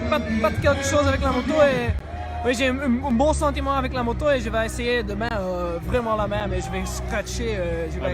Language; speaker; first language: French; non-native, learner; Dutch